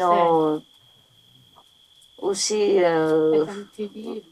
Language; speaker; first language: French; non-native, learner; Vietnamese